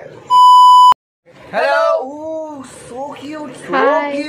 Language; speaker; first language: English; non-native, local second language; Hindi